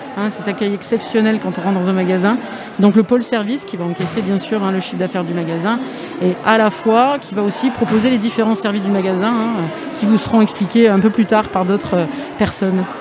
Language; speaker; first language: French; native; French